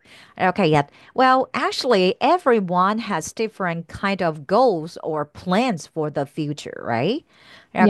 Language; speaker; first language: English; non-native, fluent; Chinese